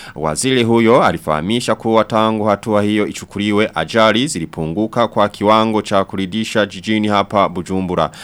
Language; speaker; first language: Swahili; non-native, local second language; Rundi